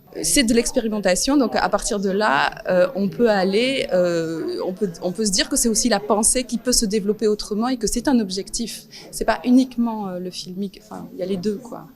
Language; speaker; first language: French; native; French